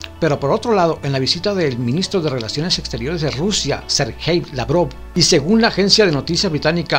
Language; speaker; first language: Spanish; native; Spanish